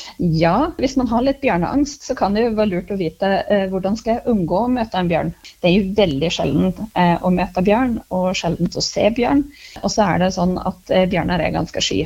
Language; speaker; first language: Norwegian; native; Norwegian